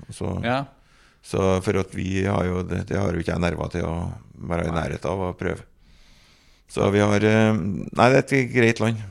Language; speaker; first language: Norwegian; native; Norwegian